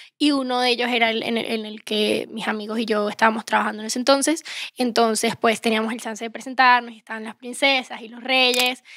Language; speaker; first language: Spanish; native; Spanish